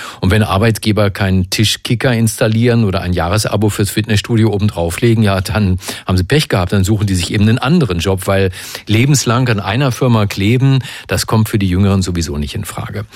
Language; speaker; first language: German; native; German